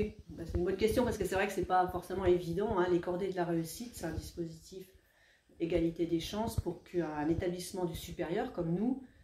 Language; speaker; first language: French; native; French